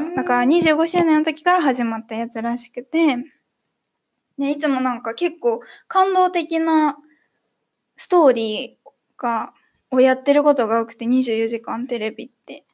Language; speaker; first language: Japanese; native; Japanese